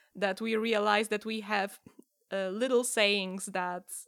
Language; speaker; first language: English; non-native, fluent; Polish